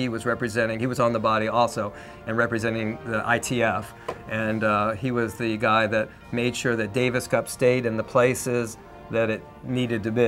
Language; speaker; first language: English; native; English